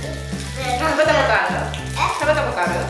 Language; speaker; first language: Japanese; native; Japanese